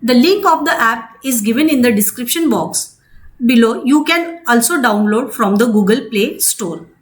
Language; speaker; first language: English; non-native, local second language; Marathi